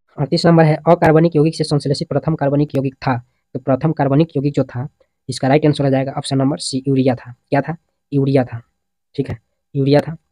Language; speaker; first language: Hindi; native; Hindi